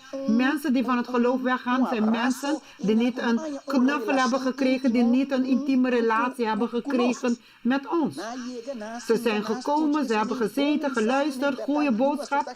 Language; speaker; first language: Dutch; non-native, local second language; Papiamento